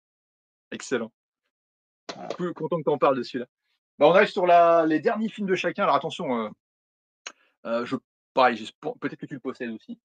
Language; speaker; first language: French; native; French